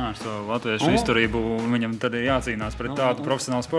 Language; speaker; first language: Latvian; native; Latvian